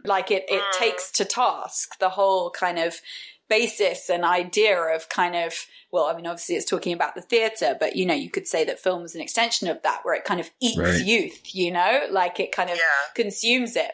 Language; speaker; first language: English; native; English